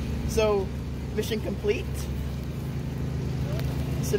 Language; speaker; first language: English; native; English